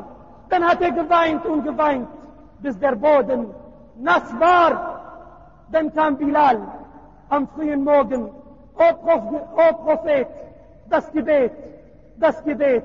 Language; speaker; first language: German; non-native, learner; Arabic